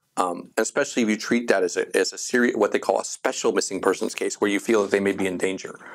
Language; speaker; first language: English; native; English